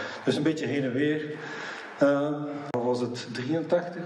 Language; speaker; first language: Dutch; early bilingual, other home language; English